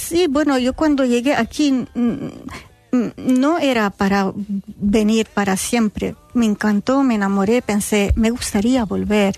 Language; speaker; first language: Spanish; non-native, fluent; Arabic